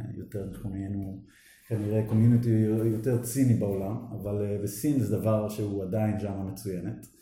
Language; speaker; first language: Hebrew; native; Hebrew